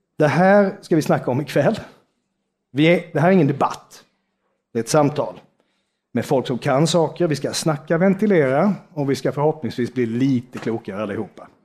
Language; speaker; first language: Swedish; native; Swedish